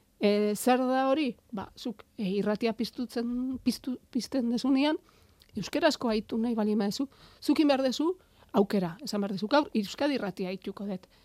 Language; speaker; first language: Basque; native; Basque